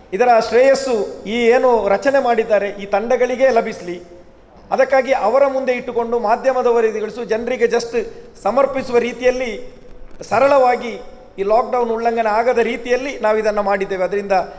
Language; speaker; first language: Kannada; non-native, local second language; Malayalam